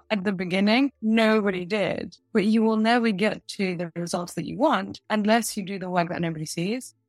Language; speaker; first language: English; early bilingual, other home language; Russian